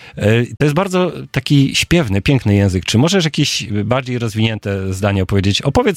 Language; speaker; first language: Polish; native; Polish